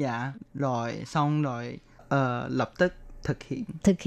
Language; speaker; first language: Vietnamese; early bilingual, heritage; Chinese